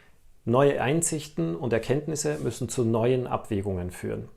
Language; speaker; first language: German; native; German